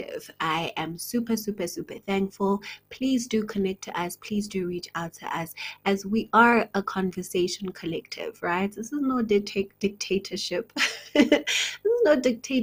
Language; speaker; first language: English; non-native, local second language; Zulu